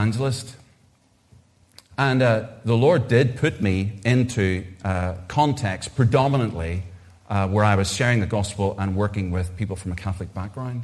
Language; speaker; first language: English; native; English